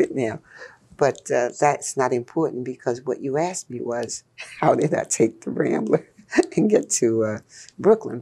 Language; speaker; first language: English; native; English